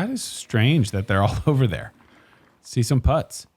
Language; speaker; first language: English; native; English